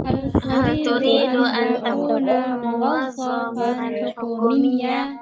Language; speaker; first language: Arabic; non-native, learner; Indonesian